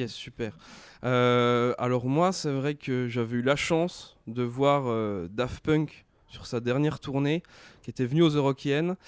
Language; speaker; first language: French; native; French